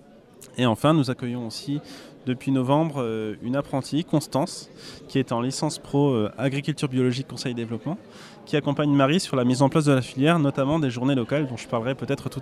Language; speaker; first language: French; native; French